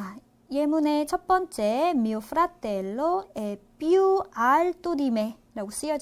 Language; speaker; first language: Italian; non-native, fluent; Korean